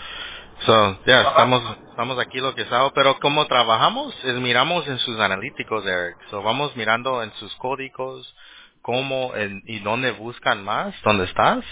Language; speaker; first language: Spanish; early bilingual, heritage; Spanish